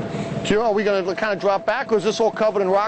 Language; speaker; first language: English; native; English